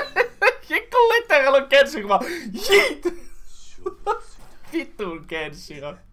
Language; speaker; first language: Finnish; native; Finnish